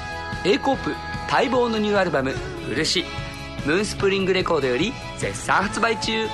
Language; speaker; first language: Japanese; native; Japanese